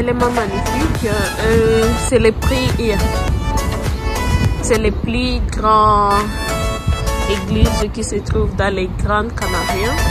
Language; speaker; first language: French; non-native, local second language; Lingala